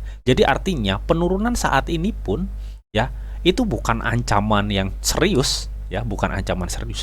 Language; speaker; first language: Indonesian; native; Indonesian